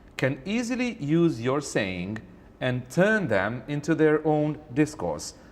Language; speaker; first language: English; non-native, fluent; Romanian